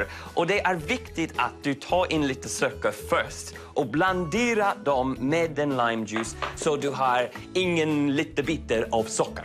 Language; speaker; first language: Swedish; non-native, learner; English